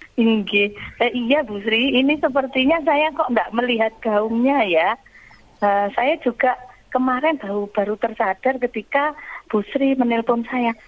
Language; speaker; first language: Indonesian; non-native, local second language; Javanese